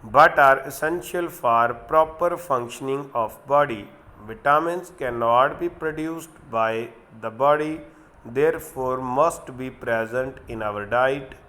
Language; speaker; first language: English; non-native, local second language; Punjabi